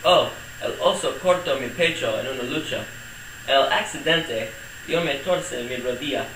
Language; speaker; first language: Spanish; non-native, learner; English